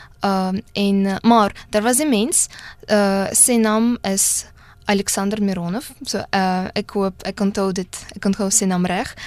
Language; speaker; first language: Afrikaans; non-native, fluent; Russian